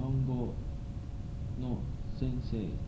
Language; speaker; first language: Japanese; non-native, learner; English